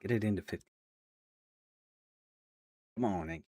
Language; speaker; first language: English; native; English